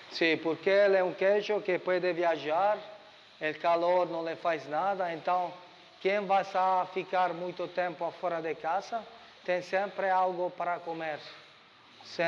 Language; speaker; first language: Portuguese; non-native, learner; Italian